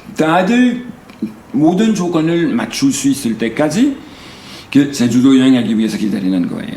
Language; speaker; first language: Korean; non-native, fluent; French